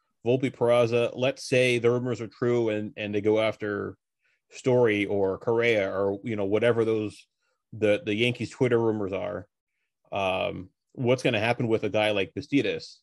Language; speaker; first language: English; early bilingual, other home language; Spanish